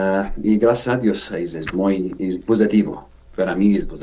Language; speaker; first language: Spanish; non-native, learner; Arabic